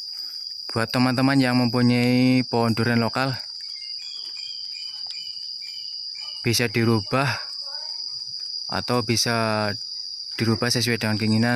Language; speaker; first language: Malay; non-native, local second language; Javanese